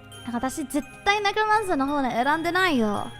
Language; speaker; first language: Japanese; non-native, learner; English